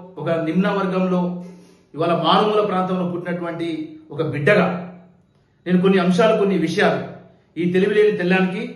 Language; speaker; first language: Telugu; non-native, local second language; Lambadi